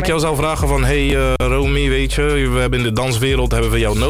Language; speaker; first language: Dutch; native; Dutch